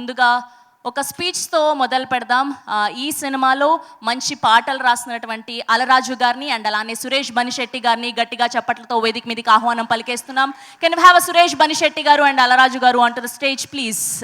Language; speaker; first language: Telugu; native; Telugu